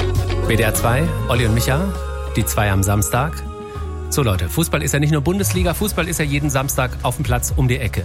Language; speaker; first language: German; native; German